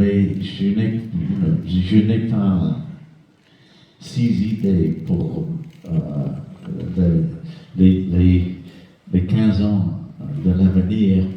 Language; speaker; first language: French; non-native, fluent; English